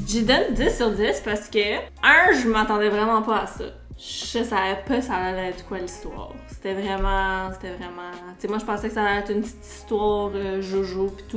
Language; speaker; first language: French; native; French